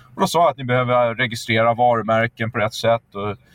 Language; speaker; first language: Swedish; native; Swedish